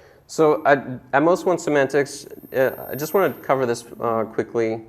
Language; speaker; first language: English; native; English